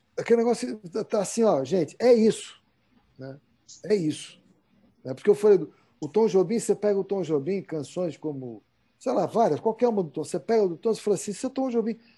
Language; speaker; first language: Portuguese; native; Portuguese